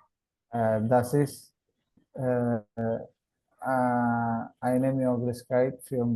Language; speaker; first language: German; non-native, learner; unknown